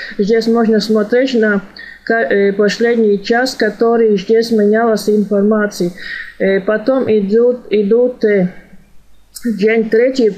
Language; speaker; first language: Russian; non-native, fluent; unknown